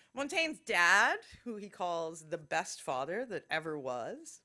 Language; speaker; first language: English; native; English